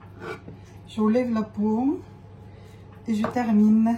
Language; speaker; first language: French; non-native, fluent; Arabic